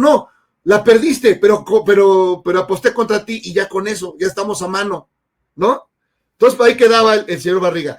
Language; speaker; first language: Spanish; native; Spanish